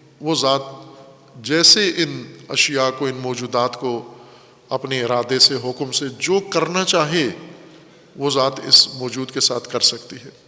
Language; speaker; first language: Urdu; native; Urdu